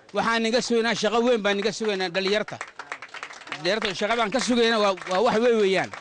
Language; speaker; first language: Somali; non-native, local second language; Afar